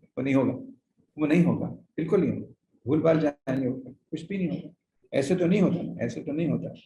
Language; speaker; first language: Urdu; native; Urdu